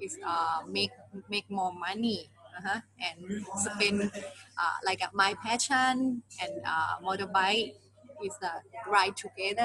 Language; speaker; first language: English; non-native, learner; Thai